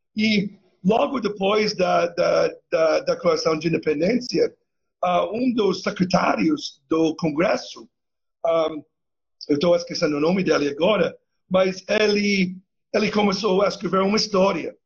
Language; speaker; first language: Portuguese; non-native, fluent; English